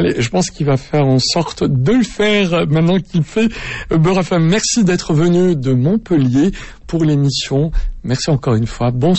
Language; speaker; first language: French; native; French